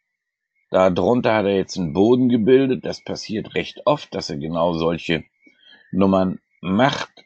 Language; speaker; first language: German; native; German